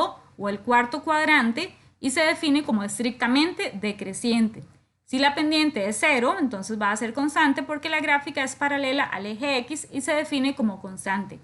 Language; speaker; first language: Spanish; native; Spanish